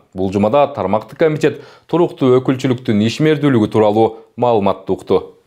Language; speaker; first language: Kyrgyz; native; Kyrgyz